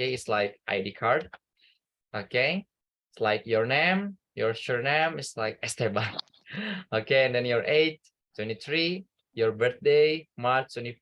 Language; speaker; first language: English; non-native, fluent; Indonesian